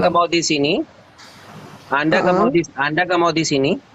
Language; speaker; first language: Indonesian; non-native, learner; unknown